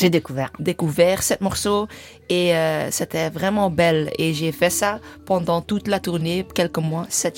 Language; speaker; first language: French; non-native, learner; English